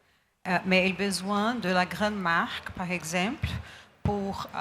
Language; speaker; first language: French; non-native, learner; Portuguese